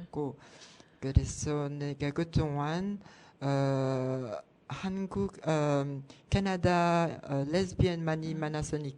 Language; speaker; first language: Korean; non-native, learner; French